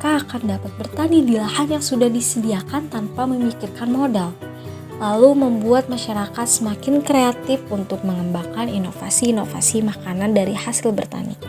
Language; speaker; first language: Indonesian; native; Indonesian